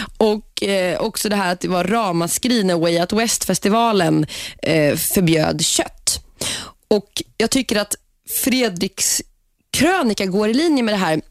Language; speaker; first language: Swedish; native; Swedish